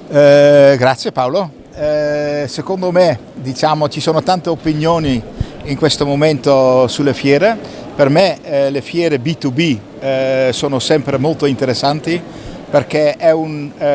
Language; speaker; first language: Italian; non-native, fluent; Dutch